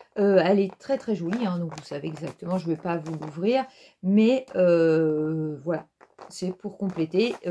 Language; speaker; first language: French; native; French